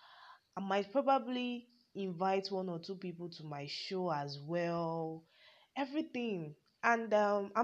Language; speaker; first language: English; non-native, local second language; Yoruba